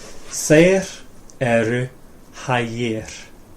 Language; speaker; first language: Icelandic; non-native, fluent; English